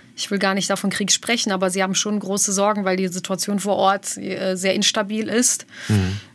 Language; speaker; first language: German; early bilingual, other home language; Bosnian